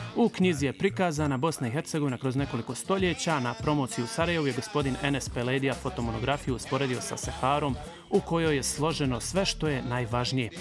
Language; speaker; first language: Croatian; early bilingual, heritage; Bosnian